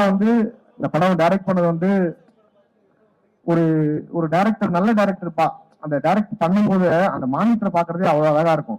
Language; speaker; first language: Tamil; native; Tamil